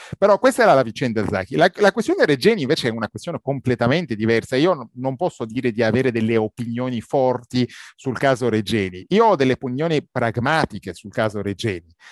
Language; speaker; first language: Italian; non-native, fluent; Arabic